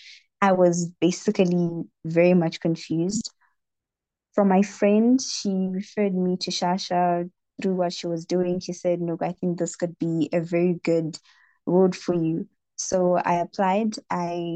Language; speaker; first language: English; non-native, local second language; Shona